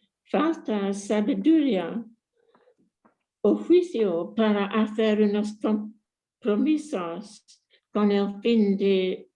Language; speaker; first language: Spanish; non-native, fluent; English